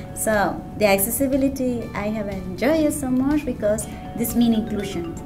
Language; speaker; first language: English; non-native, learner; Spanish